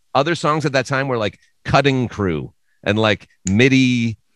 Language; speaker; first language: English; native; English